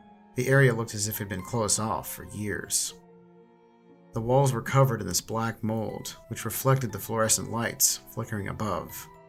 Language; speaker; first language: English; native; English